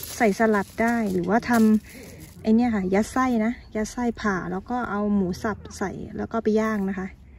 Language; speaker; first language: Thai; native; Thai